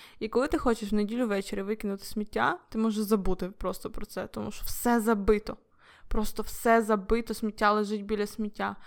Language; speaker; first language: Ukrainian; non-native, local second language; Russian